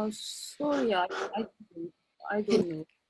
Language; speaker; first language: English; non-native, learner; Korean